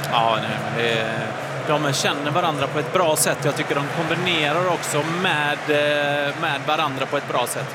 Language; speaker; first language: Swedish; native; Swedish